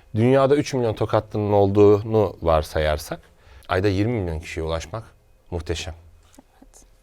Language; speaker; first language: Turkish; native; Turkish